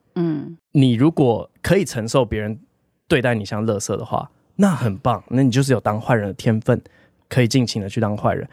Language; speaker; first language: Chinese; native; Chinese